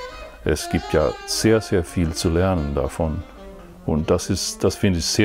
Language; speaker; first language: German; non-native, fluent; Swedish